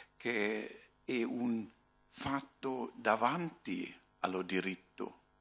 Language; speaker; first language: Italian; non-native, fluent; German